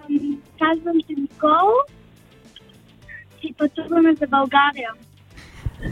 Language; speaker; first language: Bulgarian; early bilingual, heritage; Bulgarian